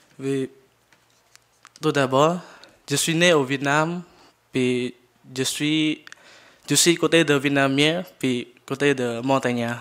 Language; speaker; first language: French; non-native, learner; Jarai